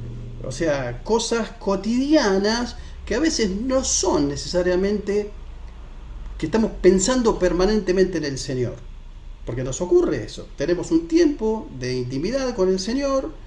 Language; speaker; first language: Spanish; native; Spanish